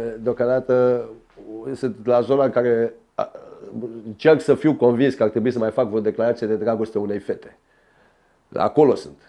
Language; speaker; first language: Romanian; early bilingual, heritage; Romanian